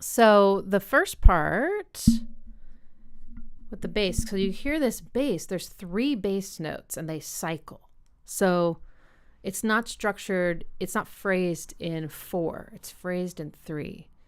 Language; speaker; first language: English; native; English